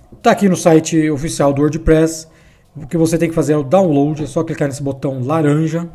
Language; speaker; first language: Portuguese; native; Portuguese